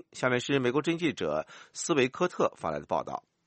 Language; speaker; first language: Chinese; native; Chinese